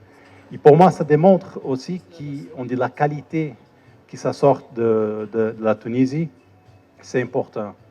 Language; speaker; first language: French; non-native, fluent; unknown